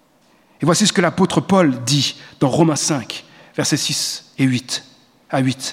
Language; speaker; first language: French; native; French